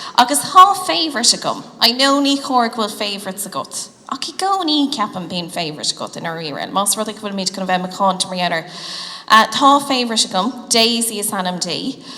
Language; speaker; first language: Irish; native; Irish